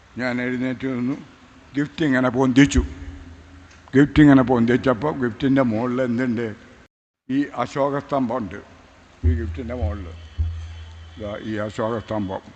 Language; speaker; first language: Malayalam; native; Malayalam